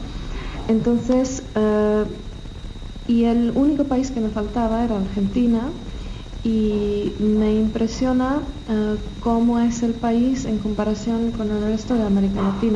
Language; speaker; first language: Spanish; non-native, fluent; Czech